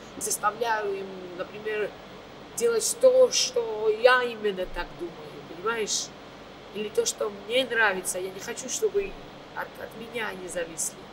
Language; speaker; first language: Russian; non-native, fluent; Georgian